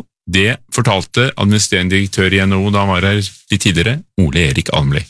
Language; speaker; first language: Norwegian; native; Norwegian